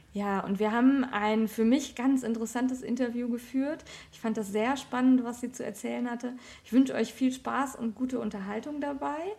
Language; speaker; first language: German; native; German